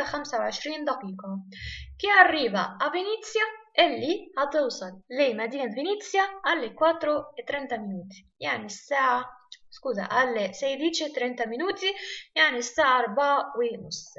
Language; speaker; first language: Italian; non-native, fluent; Arabic